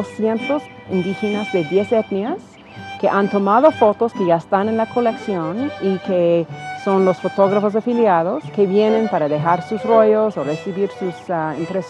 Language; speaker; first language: Spanish; non-native, fluent; English